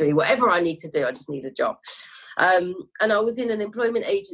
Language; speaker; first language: English; native; English